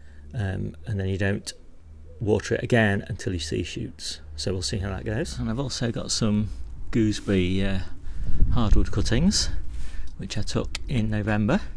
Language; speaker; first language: English; native; English